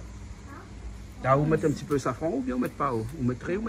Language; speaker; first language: French; non-native, local second language; Réunion Creole French